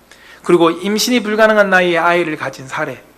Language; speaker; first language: Korean; native; Korean